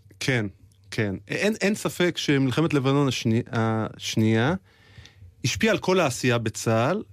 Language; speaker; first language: Hebrew; native; Hebrew